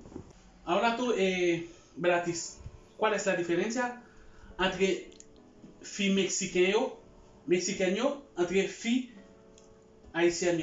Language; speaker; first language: Spanish; non-native, learner; Haitian Creole